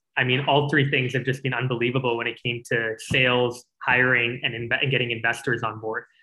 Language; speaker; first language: English; native; English